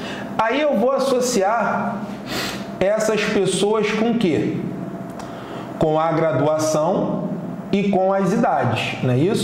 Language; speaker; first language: Portuguese; native; Portuguese